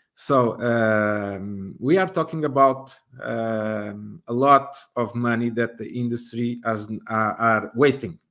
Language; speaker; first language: English; non-native, fluent; Portuguese